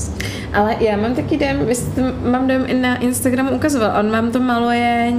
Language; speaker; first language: Czech; native; Czech